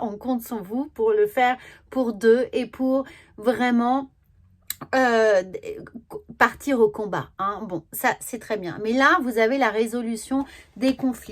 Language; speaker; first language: French; native; French